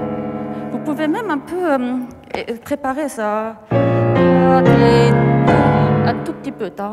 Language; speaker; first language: French; non-native, fluent; Japanese